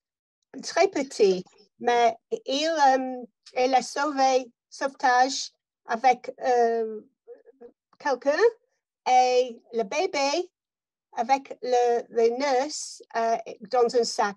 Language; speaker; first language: French; non-native, learner; English